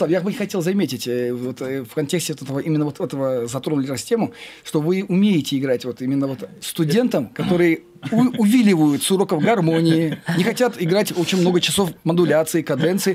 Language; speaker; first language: Russian; non-native, fluent; Azerbaijani